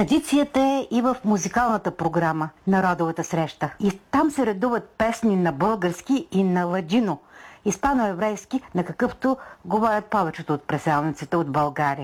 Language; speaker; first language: Bulgarian; native; Bulgarian